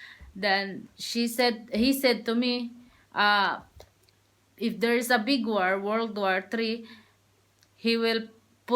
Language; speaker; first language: English; non-native, learner; Filipino